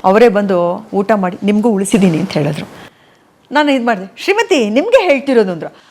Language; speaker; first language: Kannada; native; Kannada